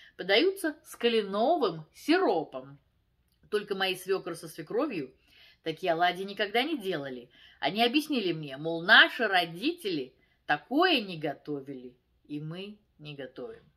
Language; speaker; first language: Russian; native; Russian